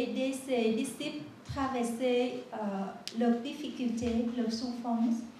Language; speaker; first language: French; non-native, learner; Vietnamese